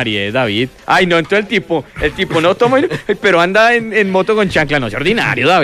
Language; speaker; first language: Spanish; native; Spanish